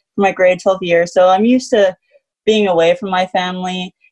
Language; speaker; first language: English; native; English